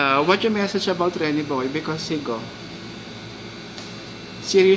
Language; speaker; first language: English; non-native, local second language; Filipino